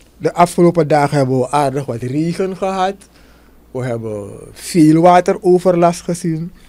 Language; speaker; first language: Dutch; native; Dutch